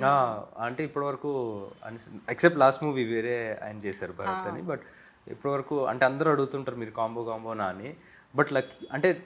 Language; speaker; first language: Telugu; native; Telugu